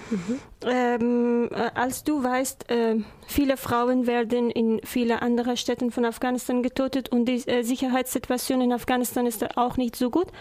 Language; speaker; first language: German; non-native, learner; Persian